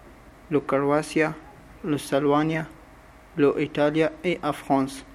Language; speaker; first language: French; non-native, learner; Pashto